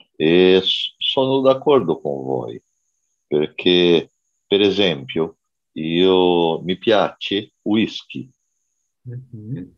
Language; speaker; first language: Italian; non-native, learner; Portuguese